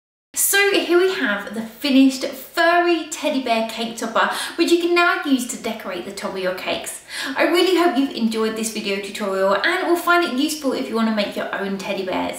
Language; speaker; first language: English; native; English